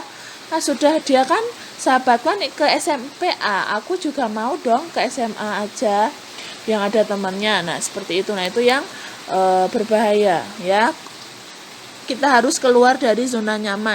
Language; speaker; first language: Indonesian; native; Indonesian